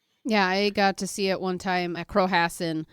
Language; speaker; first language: English; native; English